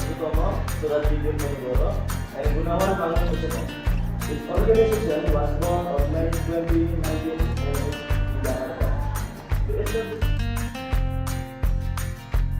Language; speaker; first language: English; non-native, learner; Indonesian